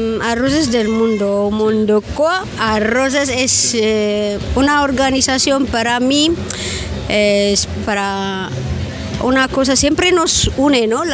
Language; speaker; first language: Spanish; non-native, learner; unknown